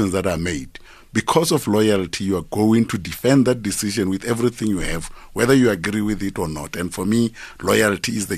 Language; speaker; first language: English; non-native, local second language; Northern Sotho